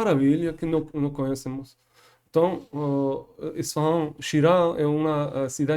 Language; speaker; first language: Portuguese; non-native, learner; Persian